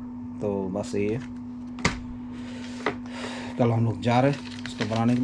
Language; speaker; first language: Hindi; non-native, local second language; Bangla